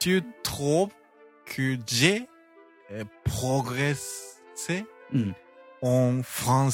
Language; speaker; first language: French; non-native, learner; Japanese